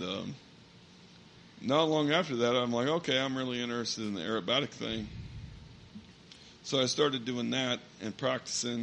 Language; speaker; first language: English; native; English